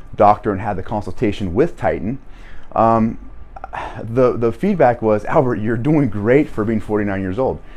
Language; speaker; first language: English; native; English